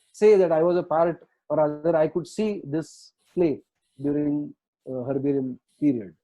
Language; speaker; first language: English; non-native, local second language; Marathi